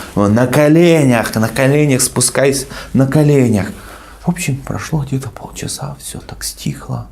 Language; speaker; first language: Russian; native; Russian